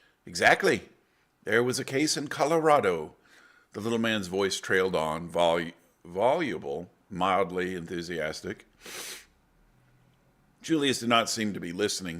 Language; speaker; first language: English; native; English